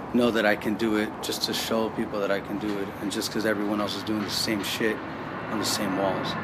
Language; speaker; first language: English; native; English